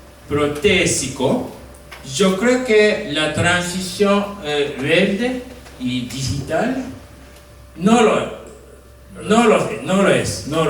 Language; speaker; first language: Spanish; non-native, fluent; Japanese